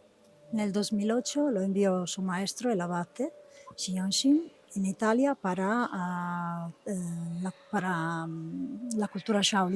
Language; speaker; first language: Spanish; non-native, fluent; Italian